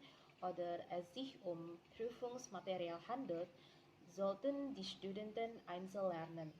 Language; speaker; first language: German; non-native, learner; Indonesian